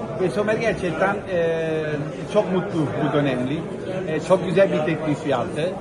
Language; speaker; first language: Turkish; non-native, fluent; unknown